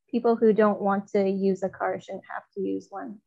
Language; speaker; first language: English; non-native, fluent; Chinese